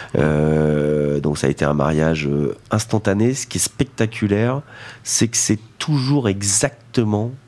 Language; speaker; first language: French; native; French